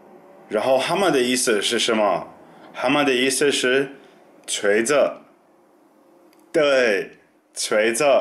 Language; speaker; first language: Chinese; non-native, fluent; German